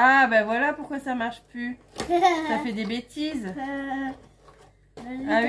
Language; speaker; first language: French; native; French